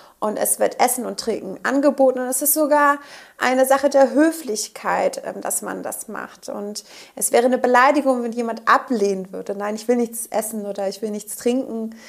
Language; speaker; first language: German; native; German